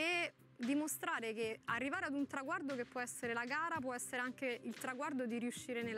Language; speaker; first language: Italian; native; Italian